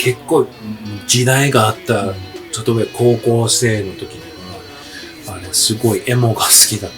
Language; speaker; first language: Japanese; non-native, fluent; English